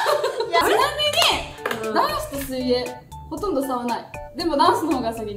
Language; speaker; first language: Japanese; native; Japanese